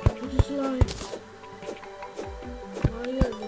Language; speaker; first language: Turkish; native; Turkish